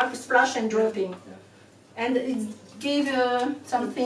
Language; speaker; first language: English; non-native, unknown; French